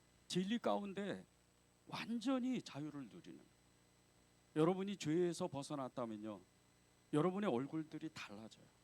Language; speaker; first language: Korean; native; Korean